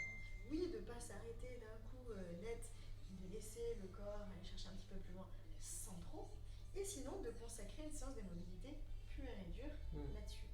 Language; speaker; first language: French; native; French